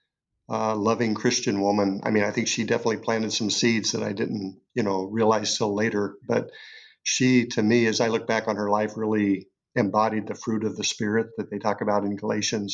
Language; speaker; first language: English; native; English